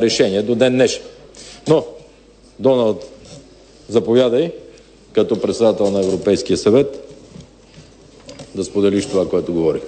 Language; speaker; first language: Bulgarian; native; Bulgarian